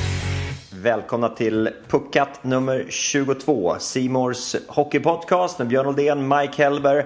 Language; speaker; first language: Swedish; native; Swedish